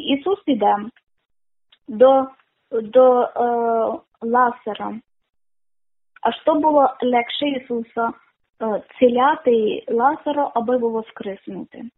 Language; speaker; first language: Ukrainian; non-native, learner; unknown